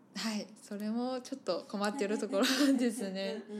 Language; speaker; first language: Japanese; non-native, fluent; Chinese